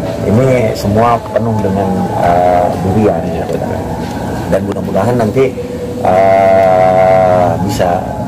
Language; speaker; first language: Indonesian; native; Indonesian